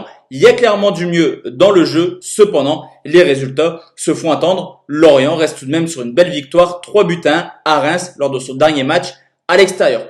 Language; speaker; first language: French; native; French